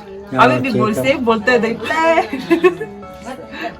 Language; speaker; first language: Hindi; non-native, local second language; Tibetan